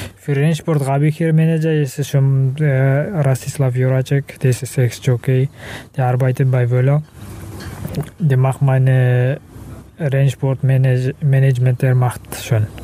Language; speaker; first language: German; non-native, learner; Kazakh